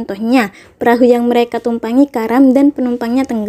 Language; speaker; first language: Indonesian; native; Indonesian